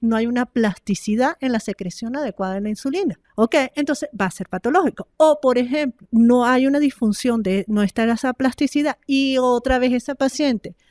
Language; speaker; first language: Spanish; native; Spanish